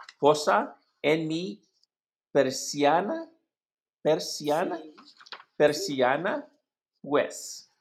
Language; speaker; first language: Spanish; non-native, learner; English